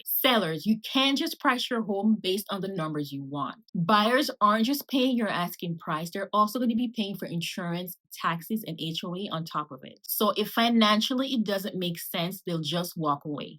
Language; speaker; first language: English; native; English